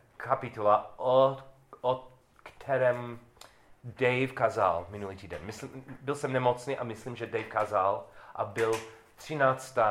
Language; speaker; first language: Czech; non-native, learner; English